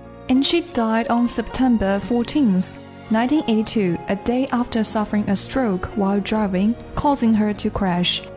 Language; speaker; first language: English; non-native, fluent; Chinese